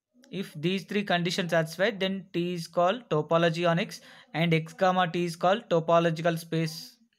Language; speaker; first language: English; non-native, local second language; Telugu